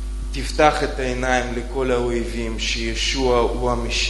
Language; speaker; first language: Hebrew; non-native, fluent; Russian